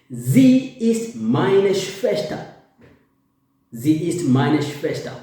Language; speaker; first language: German; non-native, fluent; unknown